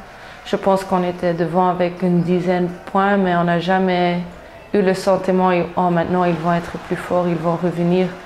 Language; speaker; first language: French; non-native, local second language; Dutch